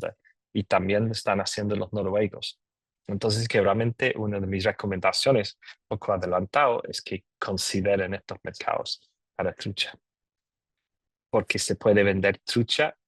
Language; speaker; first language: Spanish; non-native, fluent; English